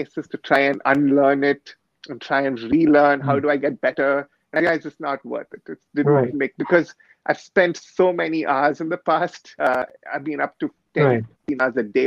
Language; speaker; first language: English; native; English